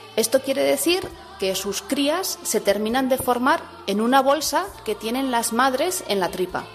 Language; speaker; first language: Spanish; native; Spanish